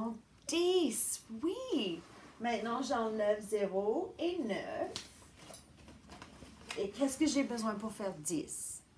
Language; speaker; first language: French; non-native, fluent; English